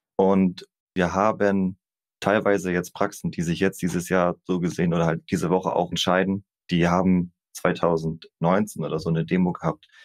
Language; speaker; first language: German; native; German